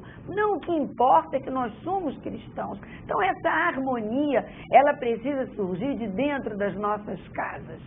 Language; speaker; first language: Portuguese; native; Portuguese